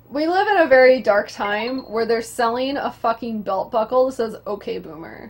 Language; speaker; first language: English; native; English